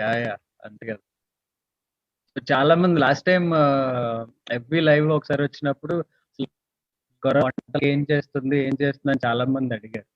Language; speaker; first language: Telugu; native; Telugu